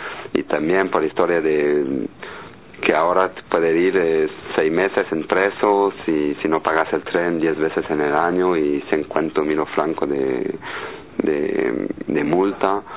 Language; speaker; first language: Spanish; non-native, learner; French